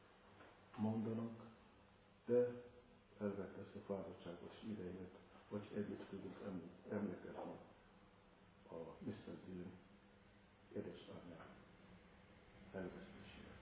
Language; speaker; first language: Hungarian; non-native, fluent; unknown